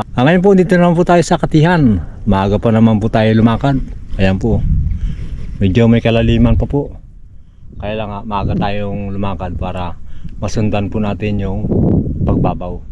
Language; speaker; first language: Filipino; native; Filipino